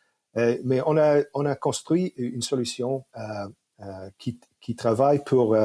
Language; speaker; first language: French; non-native, fluent; English